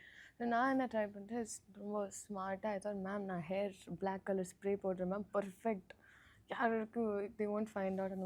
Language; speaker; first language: Tamil; non-native, learner; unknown